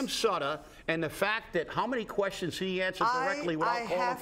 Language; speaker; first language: English; native; English